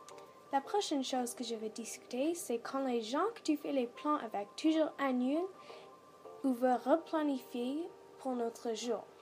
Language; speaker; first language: French; non-native, learner; English